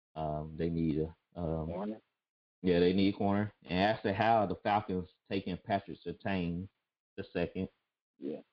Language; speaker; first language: English; native; English